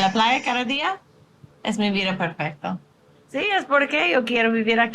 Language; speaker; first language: Spanish; non-native, learner; English